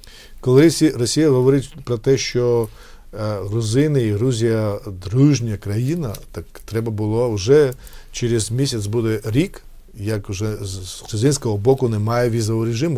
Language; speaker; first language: Ukrainian; non-native, fluent; Georgian